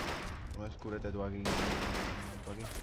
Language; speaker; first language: Spanish; native; Spanish